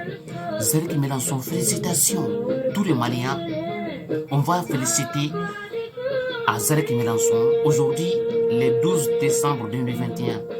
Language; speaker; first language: French; non-native, local second language; Soninke